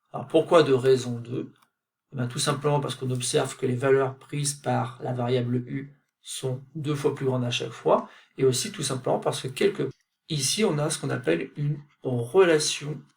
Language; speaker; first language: French; native; French